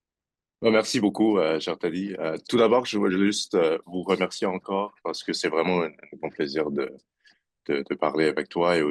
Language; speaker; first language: French; non-native, fluent; English